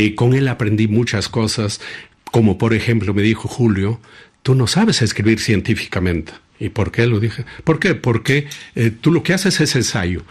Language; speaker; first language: Spanish; native; Spanish